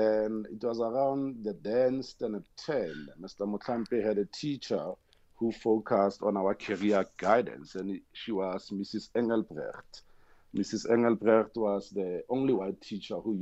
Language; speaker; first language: English; non-native, local second language; Tswana